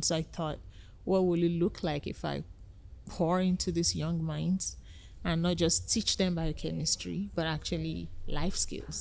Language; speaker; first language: English; non-native, local second language; Yoruba